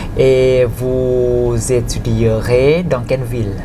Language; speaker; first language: French; non-native, fluent; Thai